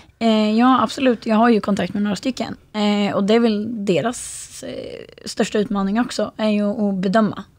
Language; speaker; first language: Swedish; native; Swedish